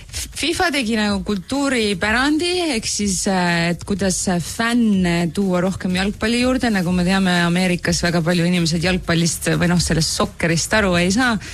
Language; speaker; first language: Estonian; native; Estonian